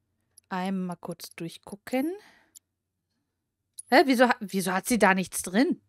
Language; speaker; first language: German; native; German